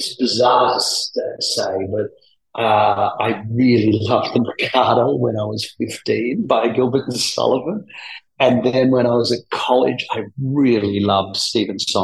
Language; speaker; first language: English; native; English